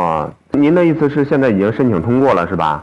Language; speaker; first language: Chinese; native; Chinese